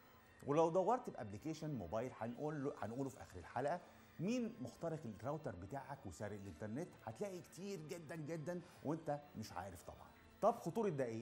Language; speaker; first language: Arabic; native; Arabic